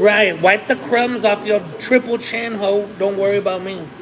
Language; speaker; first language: English; early bilingual, other home language; Spanish